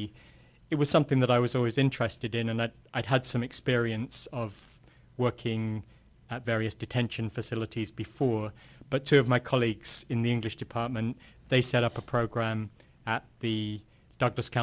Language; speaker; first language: English; native; English